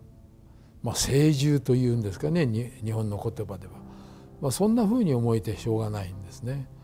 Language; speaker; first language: Japanese; native; Japanese